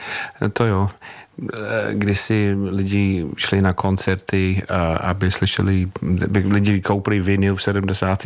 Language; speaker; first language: Czech; non-native, fluent; English